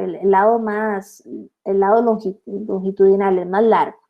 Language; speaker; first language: Spanish; native; Spanish